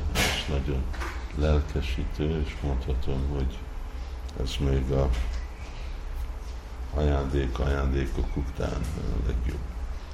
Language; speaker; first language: Hungarian; non-native, fluent; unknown